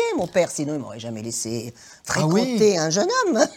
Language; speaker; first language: French; native; French